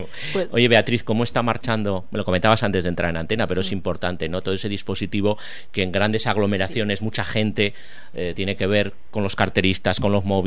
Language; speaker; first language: Spanish; native; Spanish